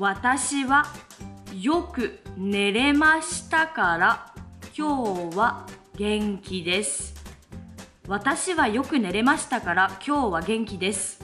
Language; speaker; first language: Japanese; non-native, fluent; French